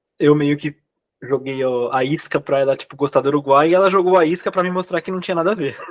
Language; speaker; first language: Portuguese; native; Portuguese